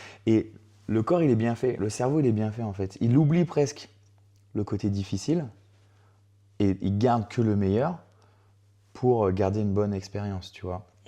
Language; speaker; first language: French; native; French